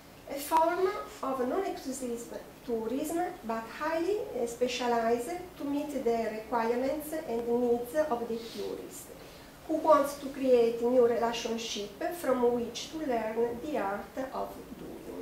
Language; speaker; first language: English; non-native, learner; Italian